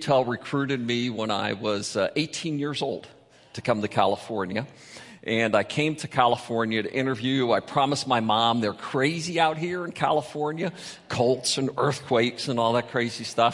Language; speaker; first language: English; native; English